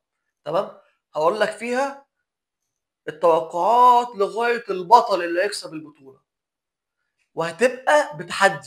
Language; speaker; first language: Arabic; native; Arabic